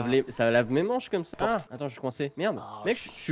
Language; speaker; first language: French; native; French